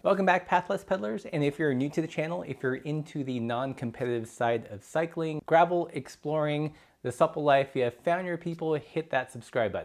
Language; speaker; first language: English; native; English